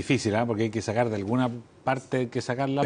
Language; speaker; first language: Spanish; native; Spanish